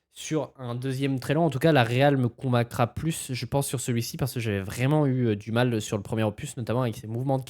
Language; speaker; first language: French; native; French